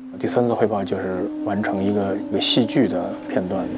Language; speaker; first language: Chinese; native; Chinese